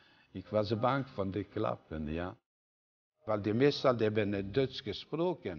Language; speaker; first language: Dutch; non-native, fluent; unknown